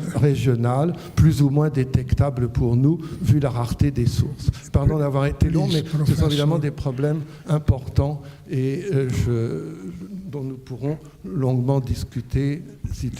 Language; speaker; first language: French; native; French